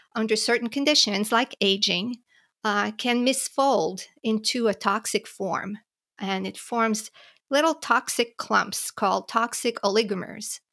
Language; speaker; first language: English; native; English